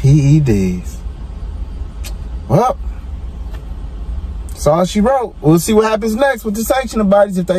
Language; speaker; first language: English; native; English